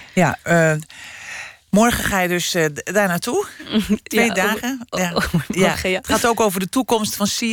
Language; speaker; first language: Dutch; native; Dutch